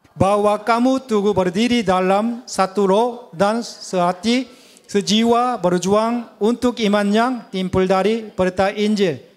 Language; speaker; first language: Indonesian; non-native, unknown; Korean